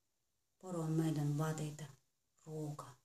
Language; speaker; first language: Finnish; non-native, learner; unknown